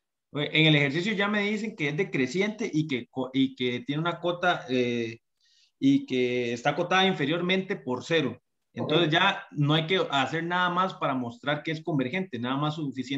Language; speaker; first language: Spanish; native; Spanish